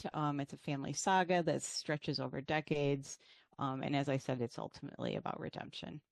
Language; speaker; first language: English; native; English